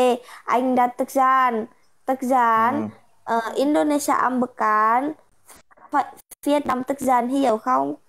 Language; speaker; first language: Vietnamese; non-native, learner; Indonesian